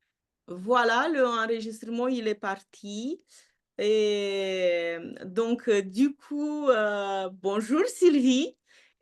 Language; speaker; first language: French; non-native, fluent; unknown